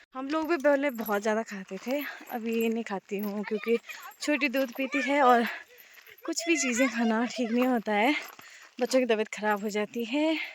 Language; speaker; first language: Hindi; non-native, local second language; Garhwali